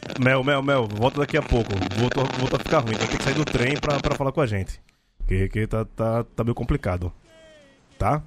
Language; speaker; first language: Portuguese; native; Portuguese